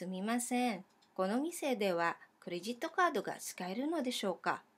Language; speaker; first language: Japanese; non-native, fluent; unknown